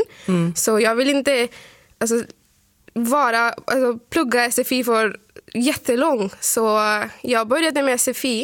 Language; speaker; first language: Swedish; non-native, fluent; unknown